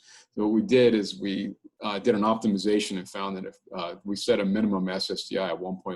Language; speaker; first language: English; native; English